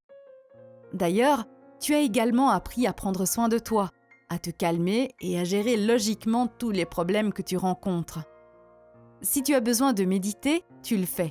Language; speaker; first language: French; native; French